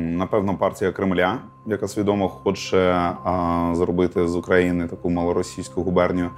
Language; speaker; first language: Ukrainian; non-native, local second language; Russian